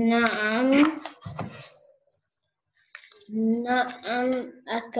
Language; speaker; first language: Arabic; non-native, learner; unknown